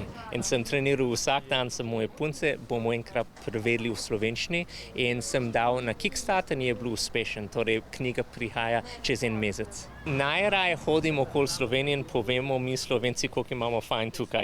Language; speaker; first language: Slovenian; non-native, learner; English